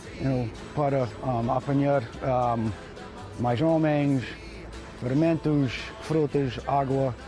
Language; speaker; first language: Portuguese; non-native, learner; English